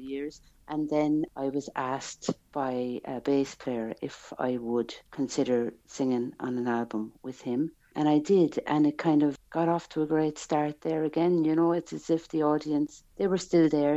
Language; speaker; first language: English; native; English